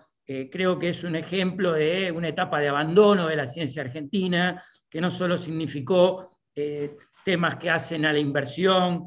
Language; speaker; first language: Spanish; native; Spanish